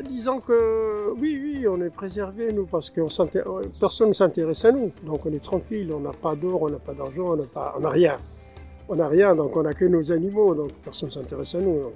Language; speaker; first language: French; non-native, local second language; Tamasheq